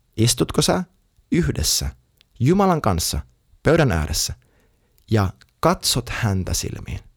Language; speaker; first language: Finnish; native; Finnish